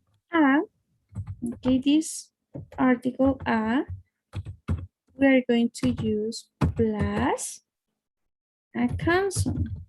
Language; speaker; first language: English; non-native, fluent; Spanish